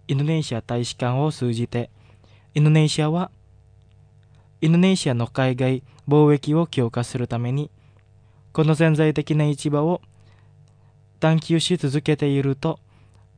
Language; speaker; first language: Japanese; non-native, fluent; Indonesian